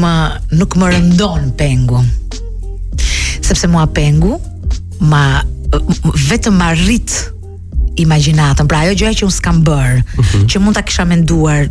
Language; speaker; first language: Albanian; native; Albanian